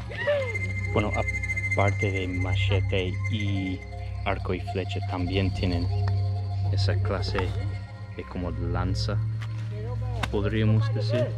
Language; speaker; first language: Spanish; non-native, fluent; English